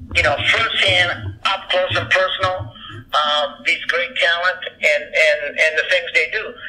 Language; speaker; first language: English; early bilingual, other home language; Japanese